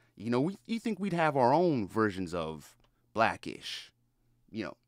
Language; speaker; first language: English; native; English